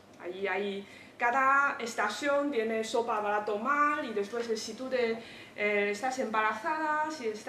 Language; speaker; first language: Spanish; non-native, fluent; Chinese